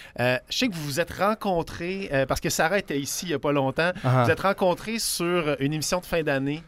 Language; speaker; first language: French; native; French